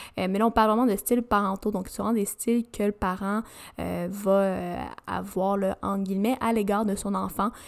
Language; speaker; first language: French; native; French